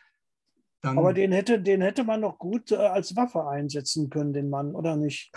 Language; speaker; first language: German; native; German